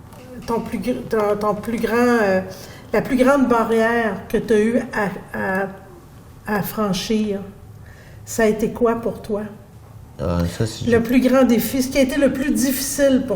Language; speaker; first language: French; native; French